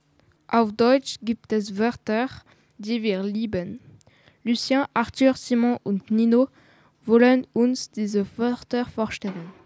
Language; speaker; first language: German; non-native, learner; French